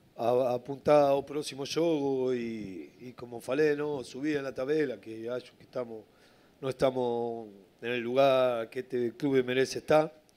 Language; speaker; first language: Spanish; native; Spanish